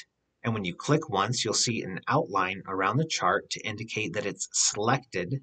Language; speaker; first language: English; native; English